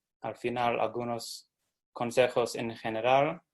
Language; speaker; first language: Spanish; non-native, fluent; English